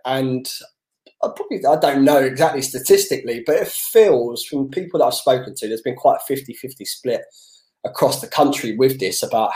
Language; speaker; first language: English; native; English